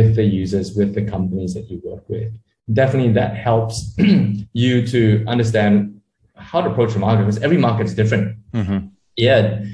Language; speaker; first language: English; native; English